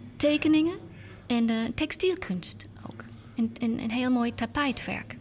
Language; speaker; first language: Dutch; non-native, learner; English